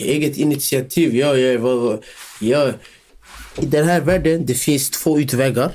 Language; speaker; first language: Swedish; non-native, local second language; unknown